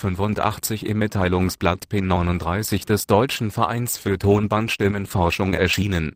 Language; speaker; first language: German; native; German